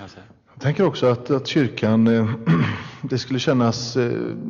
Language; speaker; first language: Swedish; native; Swedish